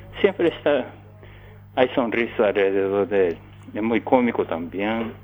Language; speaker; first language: Spanish; non-native, fluent; Japanese